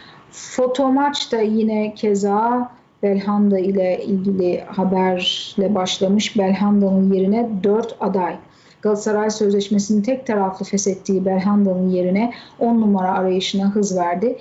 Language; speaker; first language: Turkish; native; Turkish